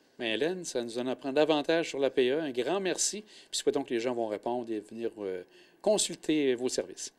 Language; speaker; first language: French; native; French